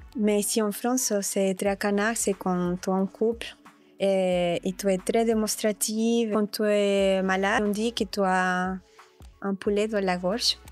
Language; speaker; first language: French; non-native, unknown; Spanish